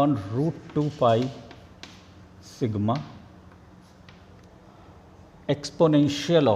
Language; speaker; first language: Hindi; native; Hindi